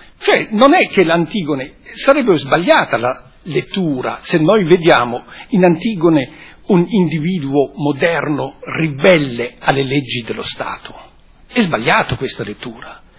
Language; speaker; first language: Italian; non-native, fluent; German